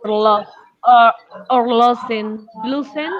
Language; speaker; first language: English; non-native, learner; Spanish